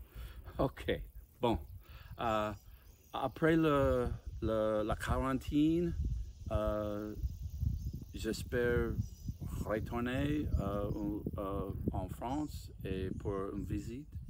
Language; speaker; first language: French; non-native, learner; English